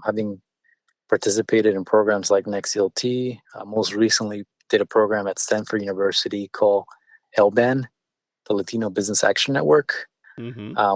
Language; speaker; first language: English; early bilingual, other home language; Spanish